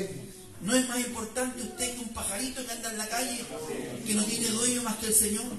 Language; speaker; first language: Spanish; native; Spanish